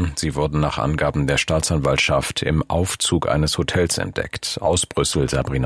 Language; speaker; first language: German; native; German